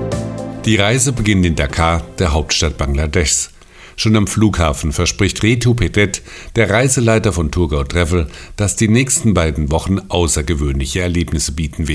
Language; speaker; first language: German; native; German